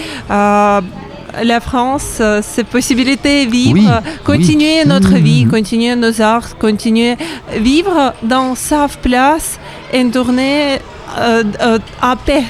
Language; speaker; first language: French; non-native, learner; Ukrainian